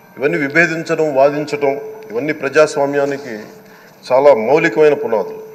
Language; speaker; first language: Telugu; native; Telugu